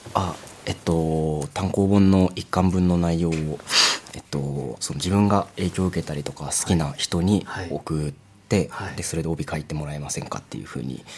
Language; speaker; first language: Japanese; native; Japanese